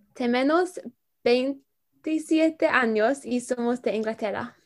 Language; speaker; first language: Spanish; non-native, learner; English